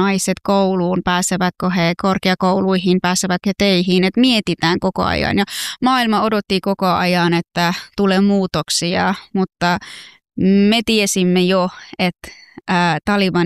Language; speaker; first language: Finnish; non-native, fluent; Persian